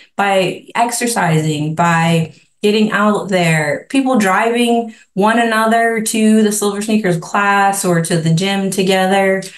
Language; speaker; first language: English; native; English